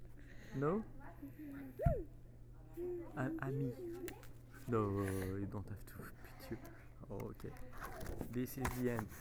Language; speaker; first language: English; non-native, fluent; French